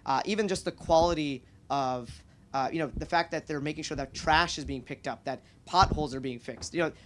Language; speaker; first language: English; native; English